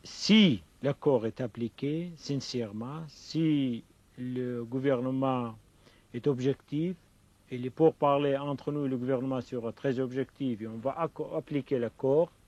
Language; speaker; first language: French; non-native, fluent; Kurdish